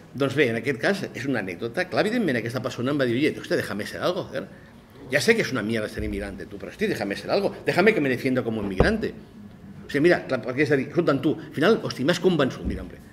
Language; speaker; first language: Catalan; non-native, local second language; Spanish